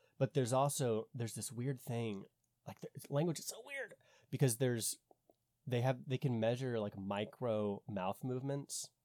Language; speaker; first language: English; native; English